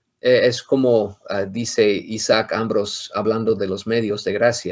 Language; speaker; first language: Spanish; non-native, fluent; English